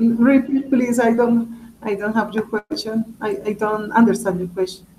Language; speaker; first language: English; non-native, learner; Spanish